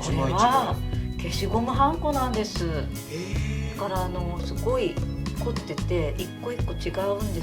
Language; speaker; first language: Japanese; native; Japanese